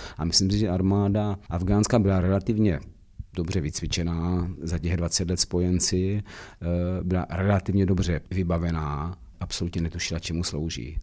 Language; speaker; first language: Czech; native; Czech